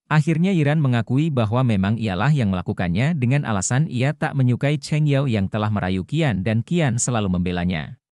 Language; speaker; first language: Indonesian; native; Indonesian